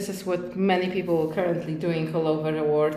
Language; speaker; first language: English; non-native, fluent; Polish